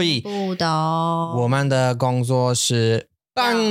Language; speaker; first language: Chinese; non-native, learner; English